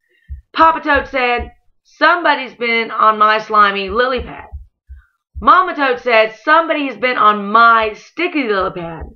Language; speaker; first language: English; native; English